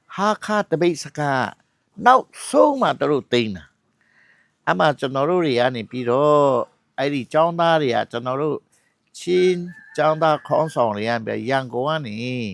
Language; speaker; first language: Burmese; non-native, local second language; Hakha Chin